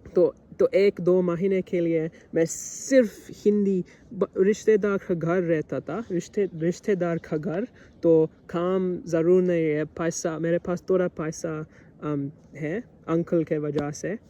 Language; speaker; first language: Hindi; non-native, learner; English